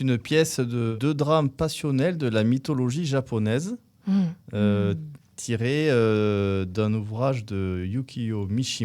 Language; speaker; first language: French; native; French